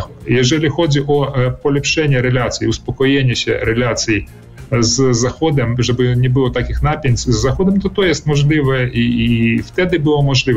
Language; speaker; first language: Polish; early bilingual, heritage; Polish